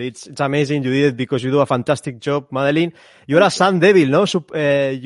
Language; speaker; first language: English; non-native, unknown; Spanish